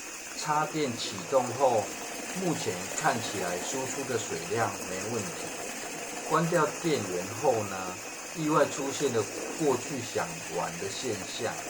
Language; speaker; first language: Chinese; native; Chinese